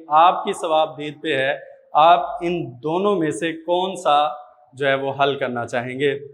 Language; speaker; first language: Urdu; non-native, local second language; Saraiki